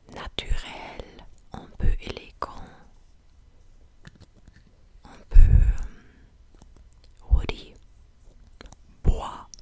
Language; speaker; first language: French; non-native, fluent; English